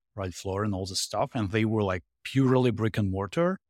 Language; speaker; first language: English; non-native, fluent; Russian